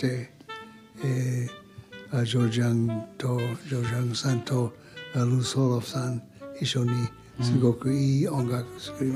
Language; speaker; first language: Japanese; non-native, learner; English